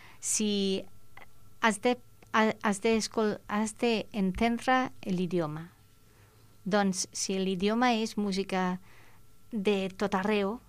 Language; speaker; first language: Catalan; non-native, fluent; English